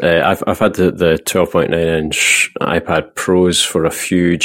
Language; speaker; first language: English; native; English